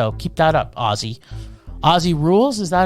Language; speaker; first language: English; native; English